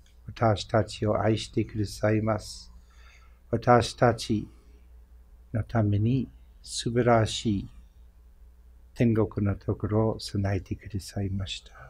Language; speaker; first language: Japanese; non-native, fluent; English